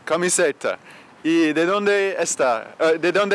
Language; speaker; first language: Spanish; non-native, learner; English